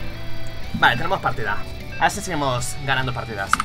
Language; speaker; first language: Spanish; native; Spanish